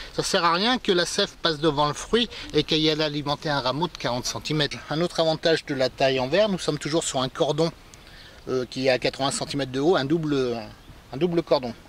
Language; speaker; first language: French; native; French